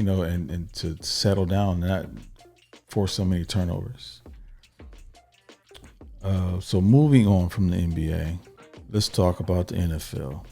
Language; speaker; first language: English; native; English